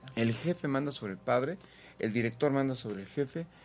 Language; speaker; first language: Spanish; native; Spanish